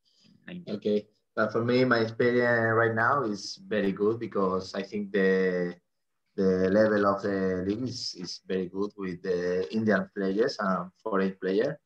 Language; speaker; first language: English; non-native, fluent; Spanish